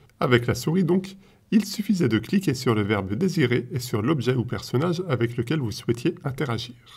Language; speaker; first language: French; native; French